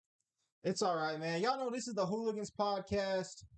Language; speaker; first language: English; native; English